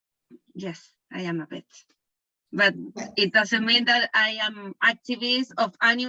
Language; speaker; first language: English; non-native, learner; Spanish